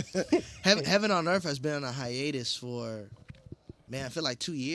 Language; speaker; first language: English; native; English